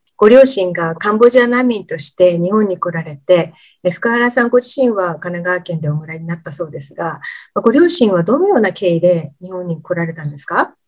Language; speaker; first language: Japanese; native; Japanese